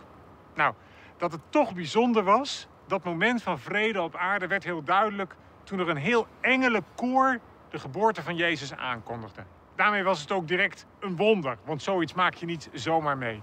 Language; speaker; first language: Dutch; native; Dutch